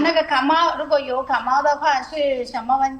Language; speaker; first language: Chinese; non-native, fluent; Telugu